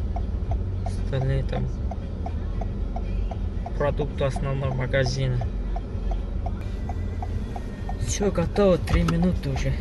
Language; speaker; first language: Russian; non-native, learner; Kyrgyz